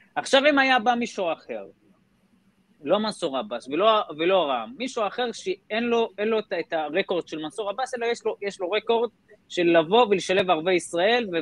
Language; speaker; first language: Hebrew; non-native, local second language; Arabic